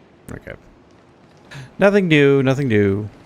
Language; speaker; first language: English; native; English